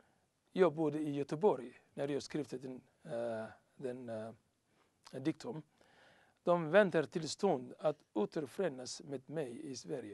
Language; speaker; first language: Swedish; non-native, learner; Somali